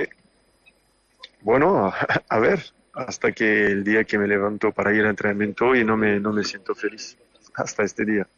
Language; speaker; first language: Spanish; non-native, fluent; French